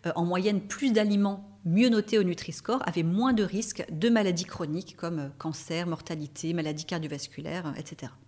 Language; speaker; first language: French; native; French